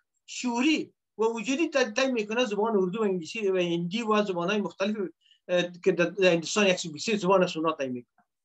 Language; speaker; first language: Persian; native; Persian